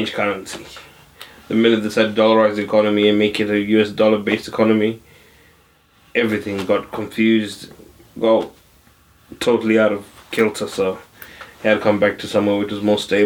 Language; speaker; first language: English; non-native, local second language; Shona